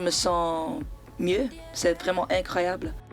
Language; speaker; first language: French; non-native, local second language; Dutch